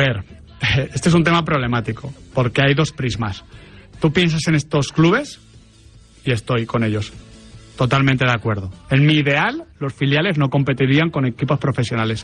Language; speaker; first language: Spanish; native; Spanish